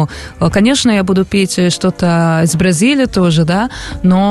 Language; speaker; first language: Russian; non-native, learner; Portuguese